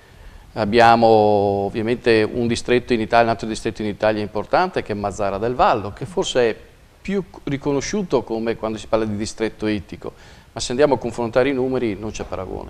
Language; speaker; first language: Italian; native; Italian